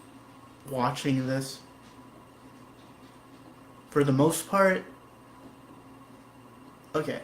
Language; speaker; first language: English; native; English